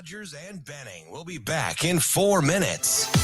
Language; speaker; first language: English; native; English